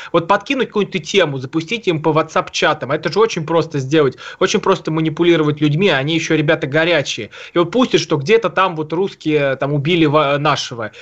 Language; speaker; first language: Russian; native; Russian